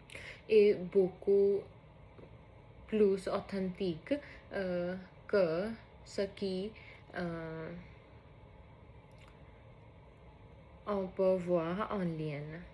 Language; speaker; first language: French; non-native, learner; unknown